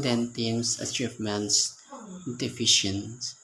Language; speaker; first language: English; non-native, learner; Indonesian